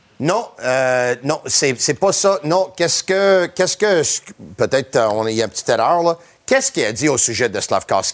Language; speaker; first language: French; native; French